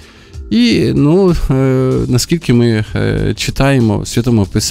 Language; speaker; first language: Ukrainian; native; Ukrainian